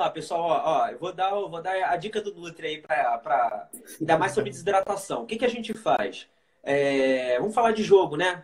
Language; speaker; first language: Portuguese; native; Portuguese